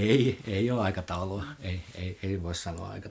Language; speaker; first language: Finnish; native; Finnish